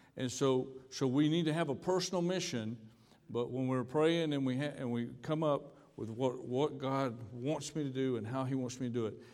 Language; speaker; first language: English; native; English